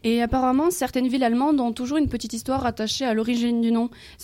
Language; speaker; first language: French; native; French